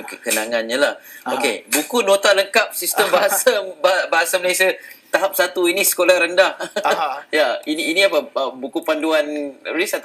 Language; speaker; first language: Malay; native; Malay